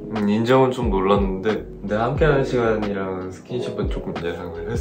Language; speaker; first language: Korean; native; Korean